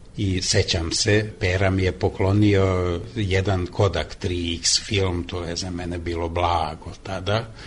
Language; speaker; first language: Serbian; non-native, local second language; Hungarian